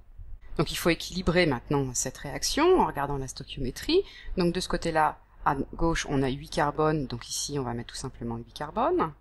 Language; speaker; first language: French; native; French